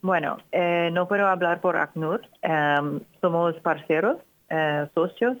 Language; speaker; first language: Spanish; non-native, fluent; English